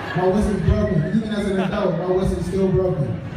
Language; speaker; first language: English; native; English